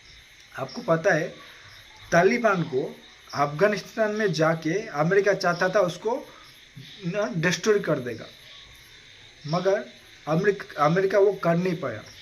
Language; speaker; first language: Hindi; non-native, local second language; Odia